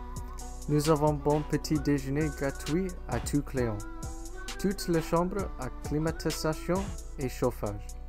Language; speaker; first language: French; non-native, learner; English